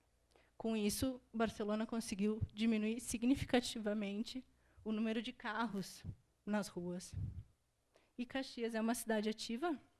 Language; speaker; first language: Portuguese; native; Portuguese